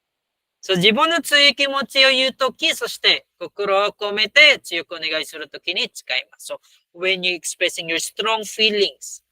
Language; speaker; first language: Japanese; non-native, fluent; Filipino